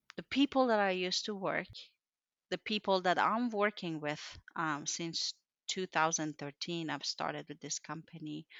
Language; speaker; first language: English; non-native, fluent; Persian